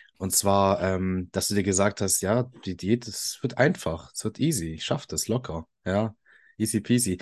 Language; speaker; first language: German; early bilingual, other home language; Italian